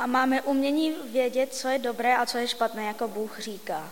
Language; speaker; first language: Czech; non-native, fluent; English